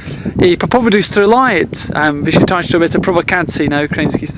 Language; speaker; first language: Russian; non-native, learner; English